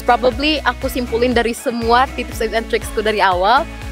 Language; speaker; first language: Indonesian; early bilingual, heritage; Indonesian